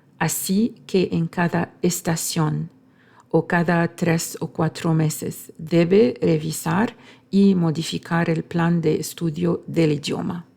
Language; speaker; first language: Spanish; non-native, fluent; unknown